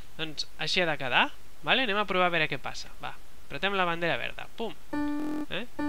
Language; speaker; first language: Catalan; non-native, local second language; Spanish